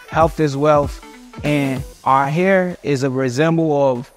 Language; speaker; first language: English; native; English